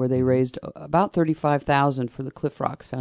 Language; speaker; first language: English; native; English